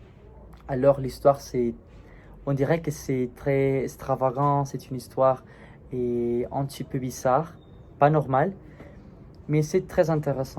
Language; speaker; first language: French; non-native, learner; Spanish